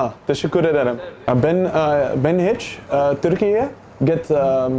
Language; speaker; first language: Turkish; non-native, learner; Dutch